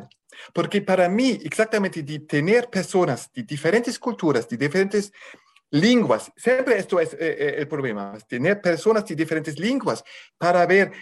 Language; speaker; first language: Spanish; non-native, fluent; German